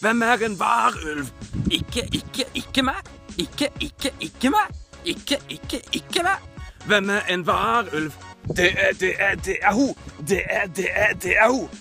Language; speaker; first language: Norwegian; native; Norwegian